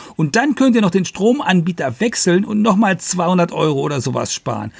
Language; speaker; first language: German; native; German